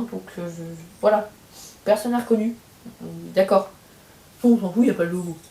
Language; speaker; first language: French; native; French